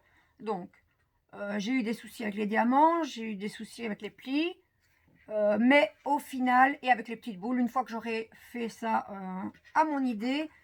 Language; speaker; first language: French; native; French